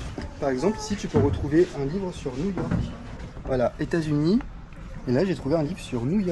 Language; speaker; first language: French; native; French